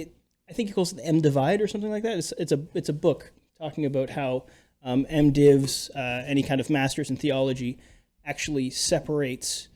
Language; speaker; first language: English; native; English